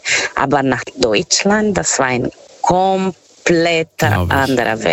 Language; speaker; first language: German; non-native, fluent; Portuguese